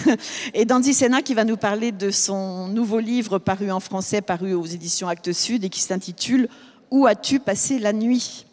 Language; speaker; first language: French; native; French